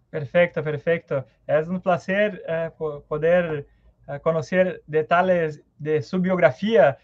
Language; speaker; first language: Spanish; non-native, learner; Portuguese